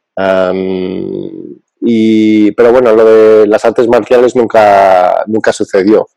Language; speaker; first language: Spanish; early bilingual, other home language; English